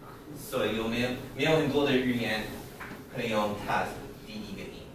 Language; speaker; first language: Chinese; non-native, learner; English